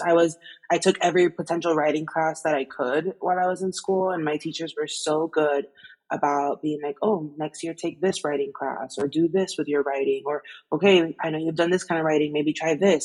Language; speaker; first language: English; native; English